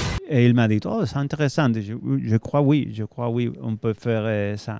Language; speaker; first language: French; non-native, fluent; Spanish